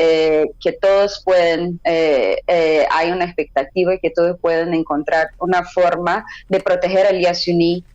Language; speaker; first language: Spanish; non-native, fluent; Portuguese